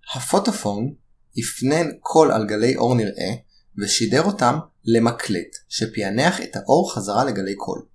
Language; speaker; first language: Hebrew; native; Hebrew